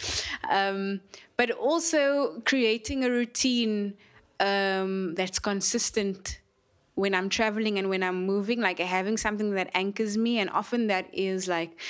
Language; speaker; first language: English; native; English